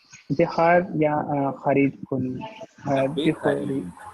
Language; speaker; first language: Persian; non-native, learner; Urdu